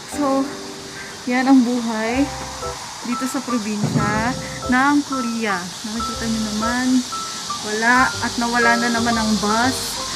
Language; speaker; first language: Filipino; native; Filipino